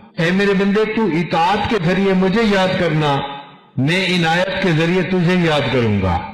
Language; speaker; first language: Urdu; non-native, local second language; Punjabi